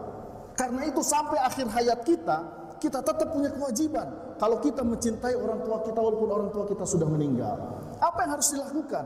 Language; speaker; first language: Indonesian; native; Indonesian